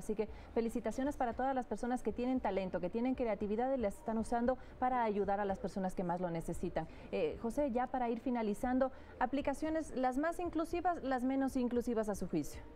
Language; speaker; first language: Spanish; native; Spanish